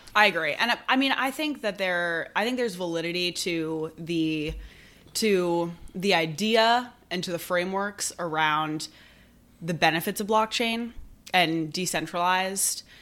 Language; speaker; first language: English; native; English